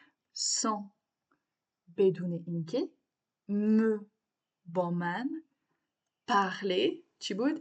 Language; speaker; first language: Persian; non-native, learner; French